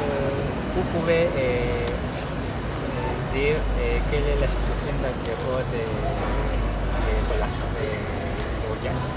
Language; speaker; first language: French; non-native, learner; Spanish